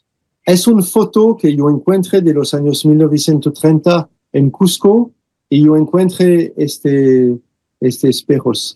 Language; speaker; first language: Spanish; non-native, fluent; French